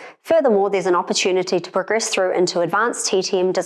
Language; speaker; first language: English; native; English